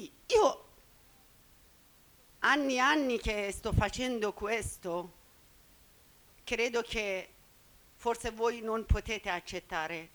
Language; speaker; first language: Italian; non-native, learner; Persian